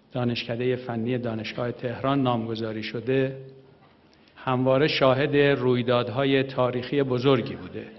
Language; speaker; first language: Persian; native; Persian